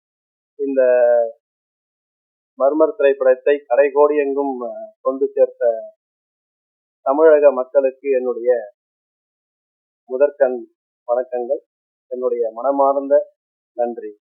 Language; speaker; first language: Tamil; native; Tamil